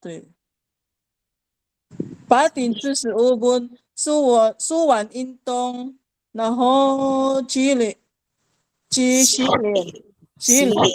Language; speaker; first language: Chinese; non-native, learner; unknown